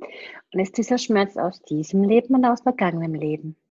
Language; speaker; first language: German; native; German